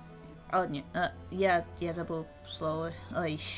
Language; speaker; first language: Ukrainian; early bilingual, heritage; English